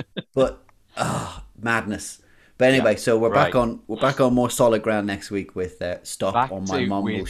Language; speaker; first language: English; native; English